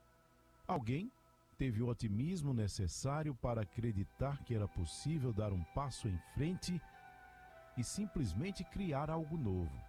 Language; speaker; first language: Portuguese; native; Portuguese